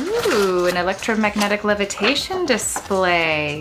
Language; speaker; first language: English; native; English